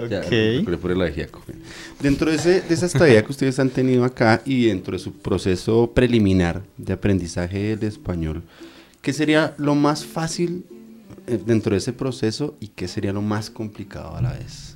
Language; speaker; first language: Spanish; native; Spanish